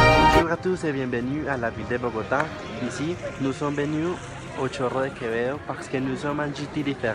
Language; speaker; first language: French; non-native, learner; Spanish